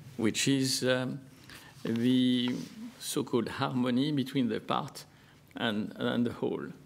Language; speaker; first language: English; non-native, fluent; French